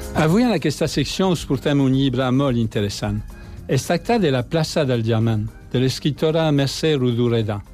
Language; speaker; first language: Catalan; non-native, learner; French